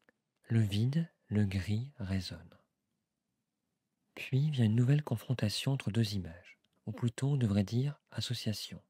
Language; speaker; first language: French; native; French